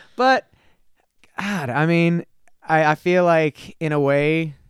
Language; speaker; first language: English; native; English